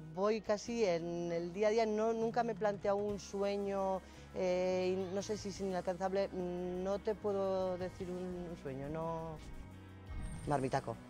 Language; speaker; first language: Spanish; native; Spanish